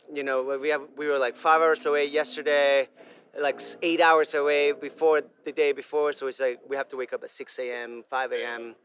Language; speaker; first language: English; non-native, fluent; Spanish